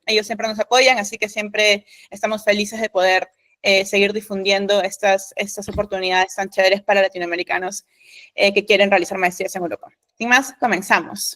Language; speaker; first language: Spanish; native; Spanish